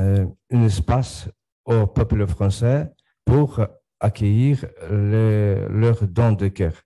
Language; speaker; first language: French; non-native, fluent; Ukrainian